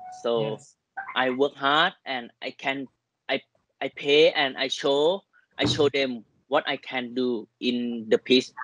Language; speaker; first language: English; non-native, learner; Thai